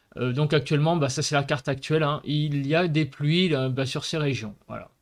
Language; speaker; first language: French; native; French